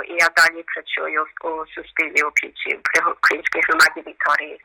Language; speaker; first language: Ukrainian; early bilingual, heritage; Ukrainian